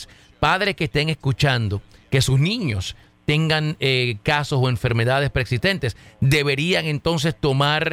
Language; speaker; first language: Spanish; native; Spanish